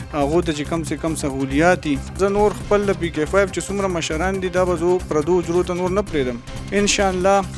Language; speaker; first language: Pashto; native; Pashto